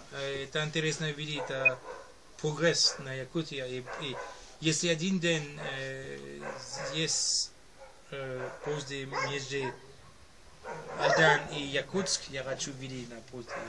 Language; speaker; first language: Russian; non-native, learner; English